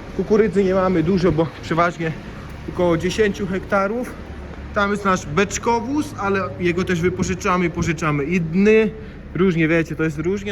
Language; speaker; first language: Polish; native; Polish